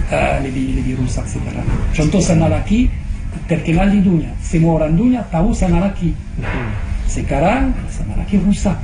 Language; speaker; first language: Indonesian; non-native, fluent; French